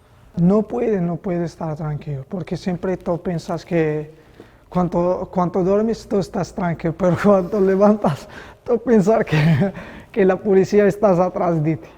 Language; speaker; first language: Spanish; non-native, learner; Arabic